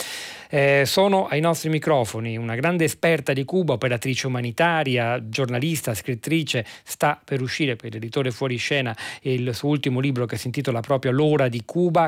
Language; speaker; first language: Italian; native; Italian